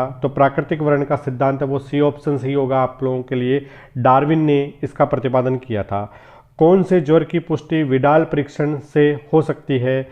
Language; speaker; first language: Hindi; native; Hindi